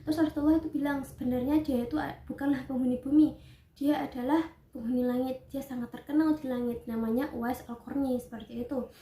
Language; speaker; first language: Indonesian; native; Indonesian